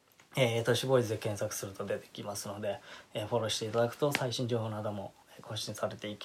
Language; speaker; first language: Japanese; native; Japanese